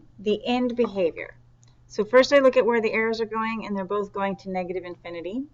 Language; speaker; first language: English; native; English